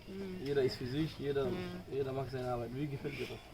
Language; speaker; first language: German; non-native, fluent; Bangla